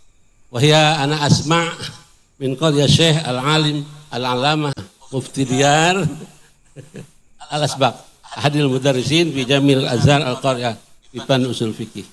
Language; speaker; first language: Arabic; non-native, fluent; Indonesian